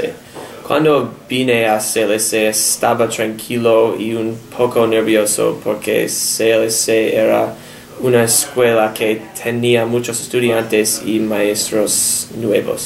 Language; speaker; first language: Spanish; non-native, learner; English